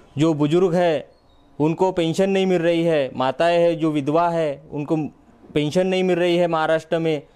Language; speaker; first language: Hindi; non-native, local second language; Marathi